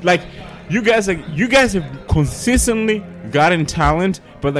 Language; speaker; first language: English; non-native, local second language; Shona